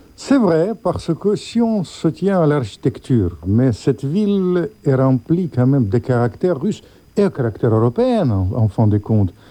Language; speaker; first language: French; non-native, fluent; Russian